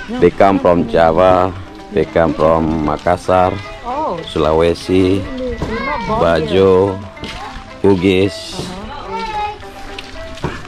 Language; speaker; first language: English; non-native, learner; Indonesian